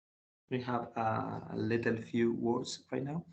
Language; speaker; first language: English; non-native, learner; Spanish